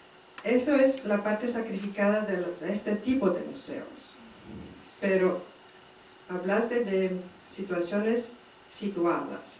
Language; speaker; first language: Spanish; non-native, fluent; French